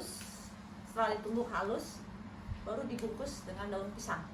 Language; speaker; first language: Indonesian; native; Indonesian